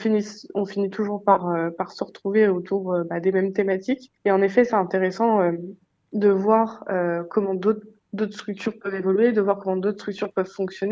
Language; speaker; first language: French; native; French